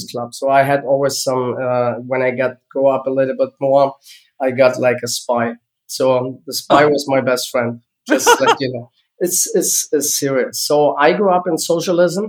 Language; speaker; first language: English; non-native, learner; German